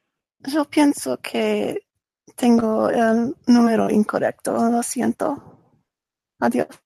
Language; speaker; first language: Spanish; non-native, learner; English